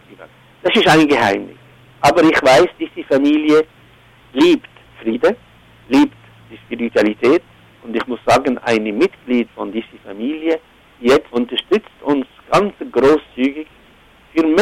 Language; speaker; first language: German; non-native, fluent; Arabic